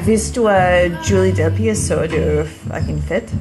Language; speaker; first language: Danish; non-native, learner; English